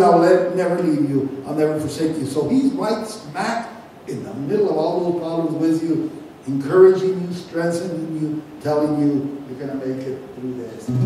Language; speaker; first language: English; early bilingual, other home language; Spanish